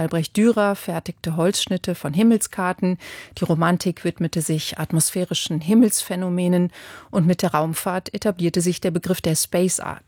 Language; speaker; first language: German; native; German